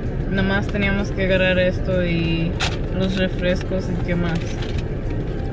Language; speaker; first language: Spanish; early bilingual, heritage; Spanish